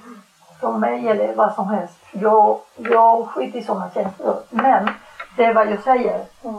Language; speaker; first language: Swedish; non-native, learner; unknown